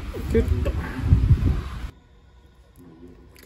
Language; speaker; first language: Japanese; native; Japanese